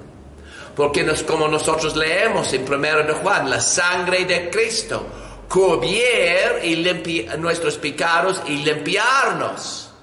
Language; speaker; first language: Spanish; non-native, learner; English